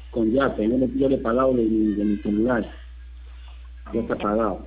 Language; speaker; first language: Spanish; native; Spanish